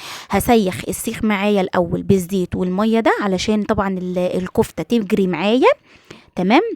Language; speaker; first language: Arabic; native; Arabic